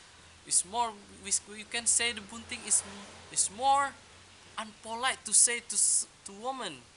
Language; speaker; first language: English; non-native, learner; Indonesian